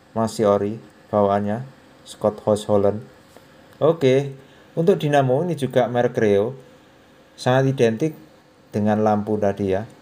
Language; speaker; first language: Indonesian; non-native, local second language; Javanese